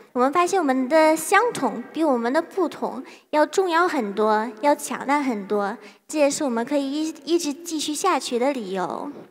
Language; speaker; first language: Chinese; non-native, fluent; English